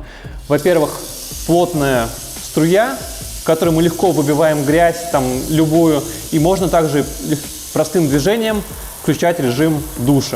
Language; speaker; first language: Russian; native; Russian